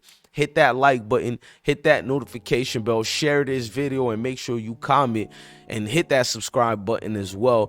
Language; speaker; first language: English; native; English